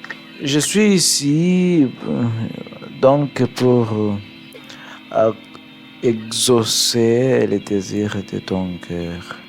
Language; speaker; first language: French; non-native, learner; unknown